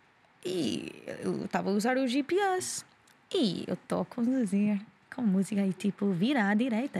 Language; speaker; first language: Portuguese; non-native, learner; English